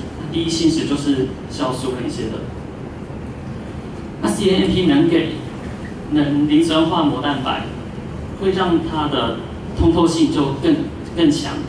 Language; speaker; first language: Chinese; native; Chinese